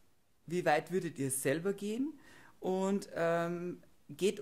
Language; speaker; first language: German; native; German